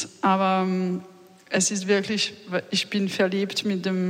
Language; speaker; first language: German; non-native, learner; French